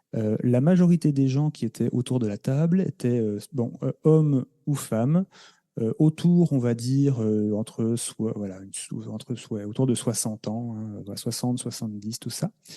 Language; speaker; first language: French; native; French